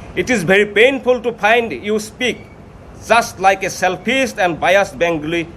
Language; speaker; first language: English; non-native, local second language; Assamese